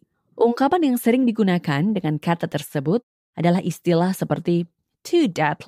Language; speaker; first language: Indonesian; native; Indonesian